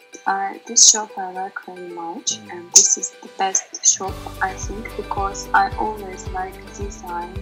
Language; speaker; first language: English; non-native, learner; Russian